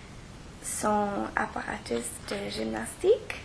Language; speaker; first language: French; non-native, learner; English